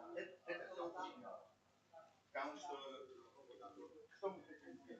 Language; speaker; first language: Russian; native; Russian